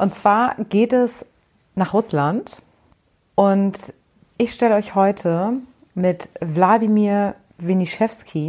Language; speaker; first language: German; native; German